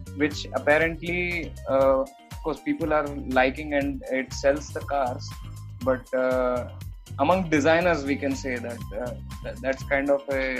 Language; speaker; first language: English; non-native, local second language; Marathi